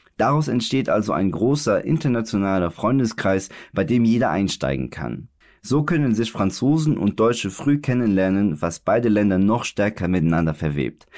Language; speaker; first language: German; native; German